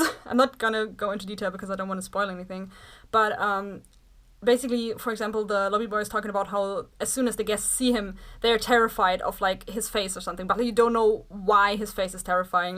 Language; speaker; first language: English; non-native, fluent; German